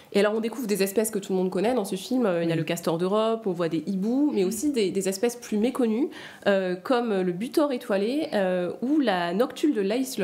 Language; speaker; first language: French; native; French